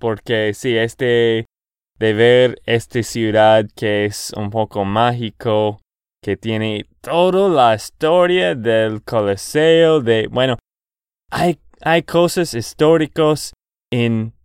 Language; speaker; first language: Spanish; non-native, fluent; English